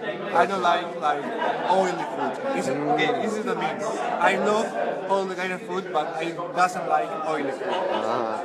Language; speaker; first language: English; non-native, fluent; Spanish